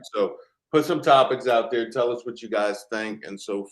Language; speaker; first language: English; native; English